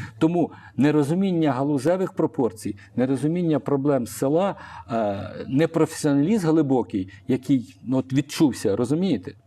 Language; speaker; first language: Ukrainian; non-native, local second language; Russian